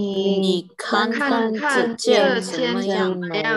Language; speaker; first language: Chinese; non-native, learner; Indonesian